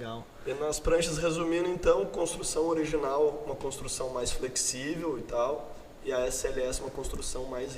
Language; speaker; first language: Portuguese; native; Portuguese